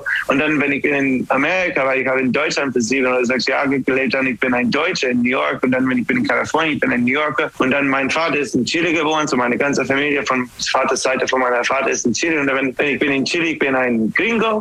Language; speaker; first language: German; non-native, learner; English